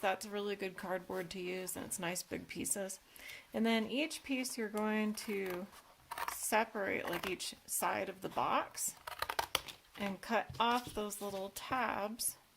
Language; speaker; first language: English; native; English